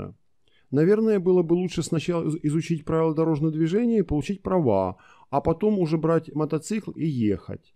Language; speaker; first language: Russian; native; Russian